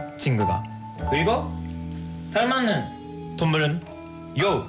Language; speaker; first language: Korean; non-native, fluent; Japanese